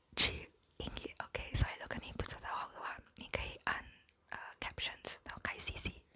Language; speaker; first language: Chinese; non-native, local second language; English